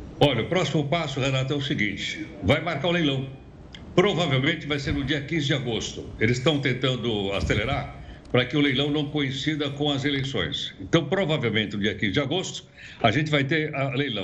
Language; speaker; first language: Portuguese; native; Portuguese